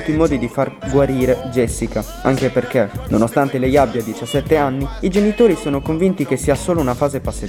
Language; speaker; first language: Italian; native; Italian